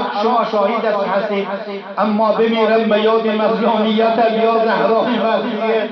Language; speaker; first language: Persian; native; Persian